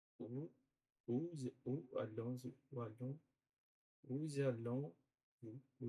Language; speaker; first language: French; non-native, learner; Portuguese